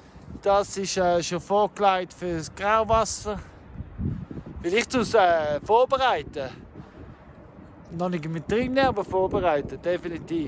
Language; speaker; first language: German; native; German